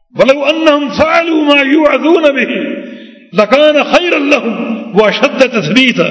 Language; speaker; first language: Urdu; native; Urdu